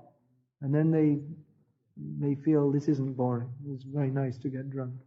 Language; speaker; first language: English; native; English